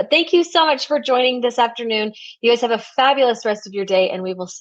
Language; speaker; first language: English; native; English